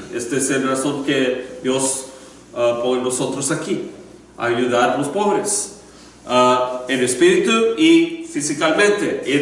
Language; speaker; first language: Spanish; non-native, learner; English